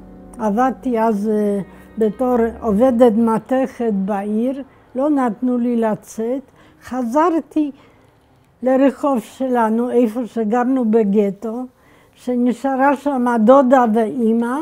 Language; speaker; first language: Hebrew; non-native, fluent; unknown